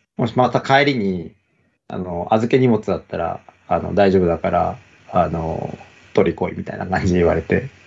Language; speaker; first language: Japanese; native; Japanese